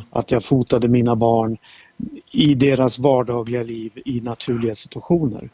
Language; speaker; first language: Swedish; native; Swedish